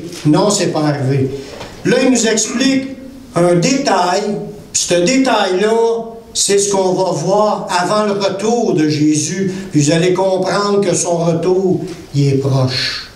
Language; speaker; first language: French; native; French